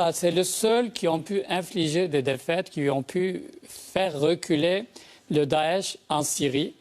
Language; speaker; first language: French; native; French